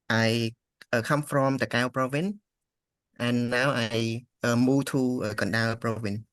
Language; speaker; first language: English; non-native, learner; Khmer